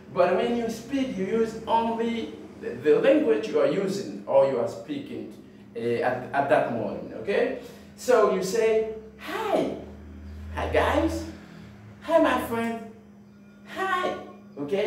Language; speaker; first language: English; non-native, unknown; Haitian Creole